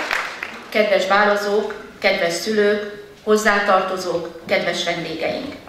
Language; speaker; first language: Hungarian; native; Hungarian